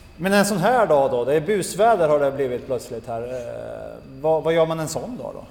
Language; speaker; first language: Swedish; native; Swedish